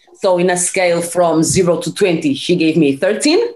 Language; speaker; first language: English; non-native, fluent; Portuguese